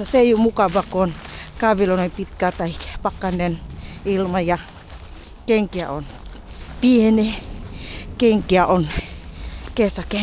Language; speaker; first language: Finnish; non-native, learner; Filipino